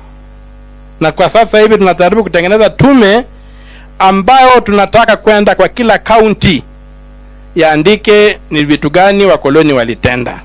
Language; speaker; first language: Swahili; non-native, local second language; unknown